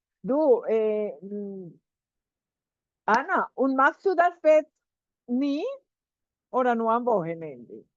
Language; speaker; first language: German; non-native, fluent; Spanish